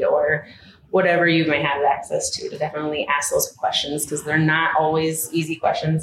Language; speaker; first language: English; native; English